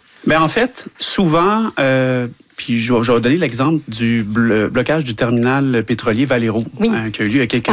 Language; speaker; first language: French; native; French